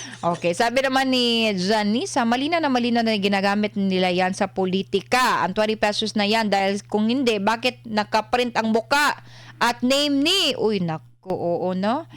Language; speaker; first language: Filipino; non-native, local second language; Cebuano